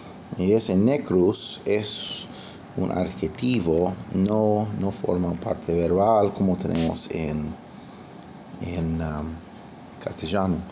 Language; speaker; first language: Spanish; non-native, fluent; English